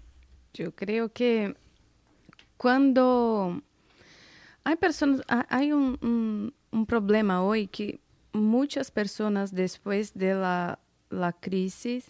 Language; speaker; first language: Spanish; non-native, fluent; Portuguese